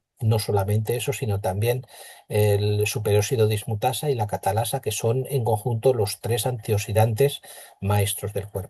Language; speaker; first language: Spanish; native; Spanish